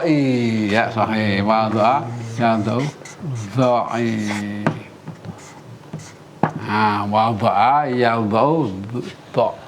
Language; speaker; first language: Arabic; non-native, fluent; Indonesian